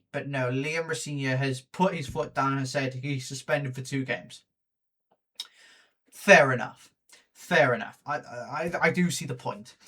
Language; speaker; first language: English; native; English